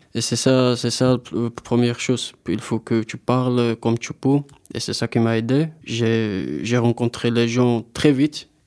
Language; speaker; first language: French; non-native, learner; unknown